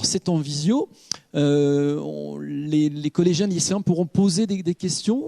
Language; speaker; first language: French; native; French